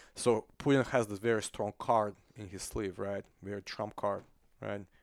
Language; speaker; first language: English; non-native, fluent; Kazakh